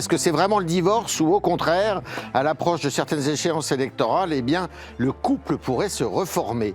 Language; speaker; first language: French; native; French